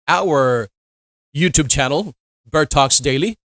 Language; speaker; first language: English; non-native, local second language; Filipino